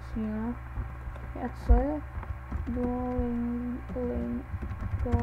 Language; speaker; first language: Polish; non-native, learner; Czech